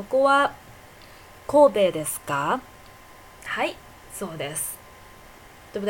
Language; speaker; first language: Japanese; non-native, fluent; Chinese